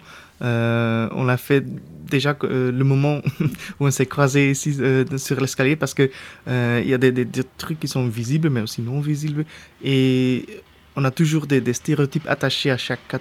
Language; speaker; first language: French; non-native, local second language; Dutch